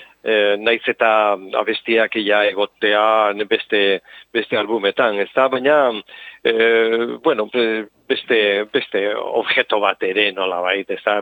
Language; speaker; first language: Basque; non-native, local second language; Spanish